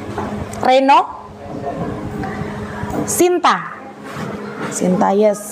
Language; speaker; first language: English; non-native, learner; Indonesian